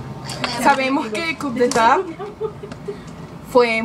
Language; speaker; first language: Spanish; native; Spanish